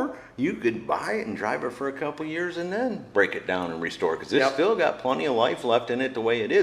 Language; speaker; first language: English; native; English